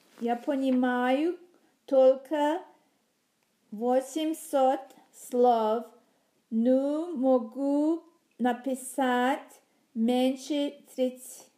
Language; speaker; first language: Russian; non-native, learner; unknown